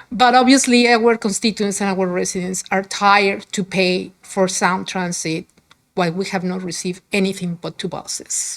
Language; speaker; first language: English; non-native, fluent; Spanish